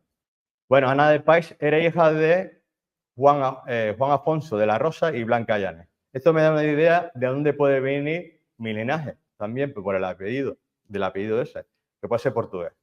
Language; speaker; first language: Spanish; native; Spanish